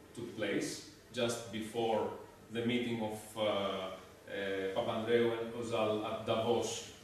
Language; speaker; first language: English; non-native, fluent; Greek